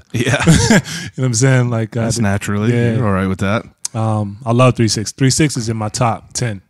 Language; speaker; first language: English; native; English